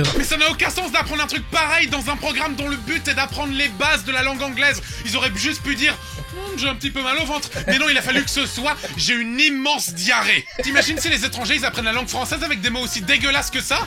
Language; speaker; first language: French; native; French